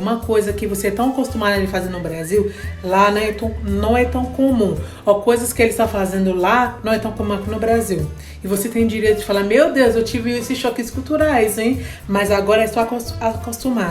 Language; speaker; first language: Portuguese; non-native, fluent; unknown